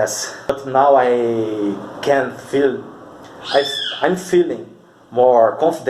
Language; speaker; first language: English; non-native, learner; Portuguese